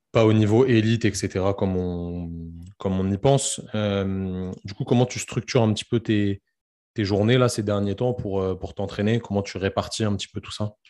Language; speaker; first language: French; native; French